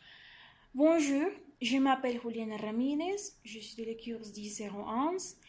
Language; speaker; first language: French; non-native, learner; Spanish